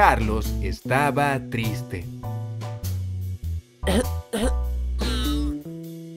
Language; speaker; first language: Spanish; non-native, fluent; English